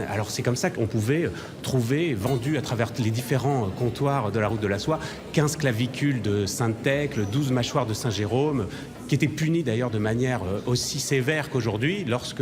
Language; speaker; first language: French; native; French